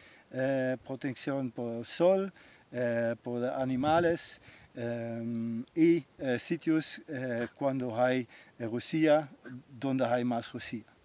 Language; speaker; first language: Spanish; non-native, learner; Dutch